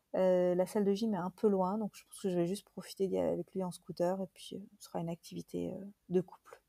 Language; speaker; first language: French; native; French